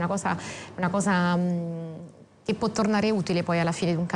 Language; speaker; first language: Italian; native; Italian